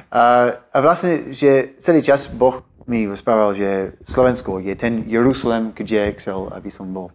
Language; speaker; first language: Slovak; non-native, learner; English